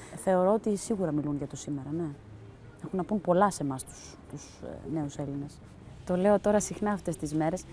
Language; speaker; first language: Greek; early bilingual, heritage; Greek